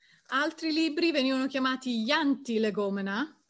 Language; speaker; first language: Italian; native; Italian